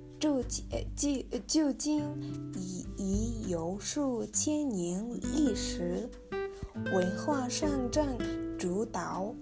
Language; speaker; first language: Chinese; non-native, learner; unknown